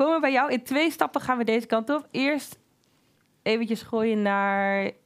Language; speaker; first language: Dutch; native; Dutch